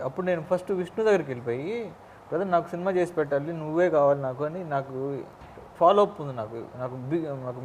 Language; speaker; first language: Telugu; native; Telugu